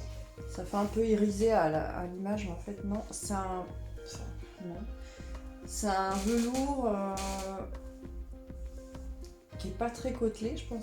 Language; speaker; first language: French; native; French